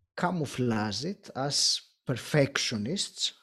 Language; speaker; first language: English; non-native, fluent; Greek